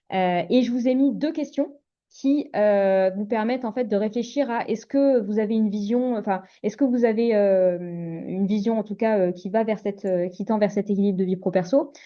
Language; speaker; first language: French; native; French